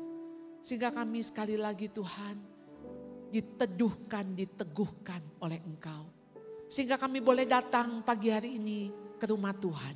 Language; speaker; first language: Indonesian; native; Indonesian